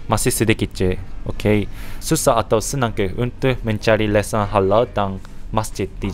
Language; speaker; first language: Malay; non-native, fluent; Japanese